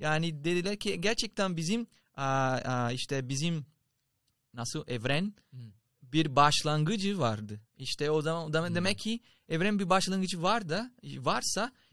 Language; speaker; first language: Turkish; non-native, fluent; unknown